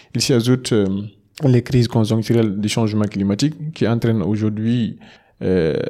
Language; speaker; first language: French; non-native, local second language; Fula